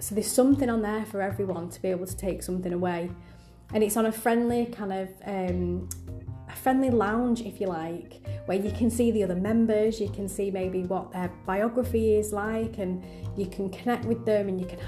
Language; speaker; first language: English; native; English